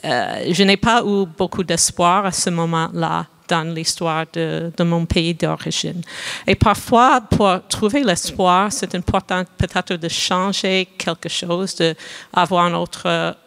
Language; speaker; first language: French; non-native, fluent; English